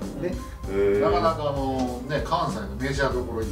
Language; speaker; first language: Japanese; native; Japanese